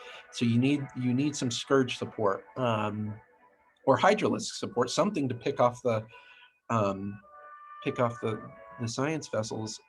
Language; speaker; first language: English; native; English